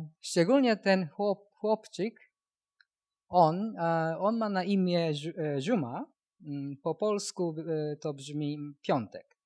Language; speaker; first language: Polish; non-native, learner; Japanese